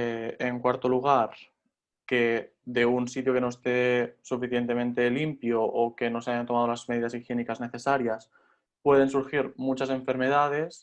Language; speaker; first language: Spanish; native; Spanish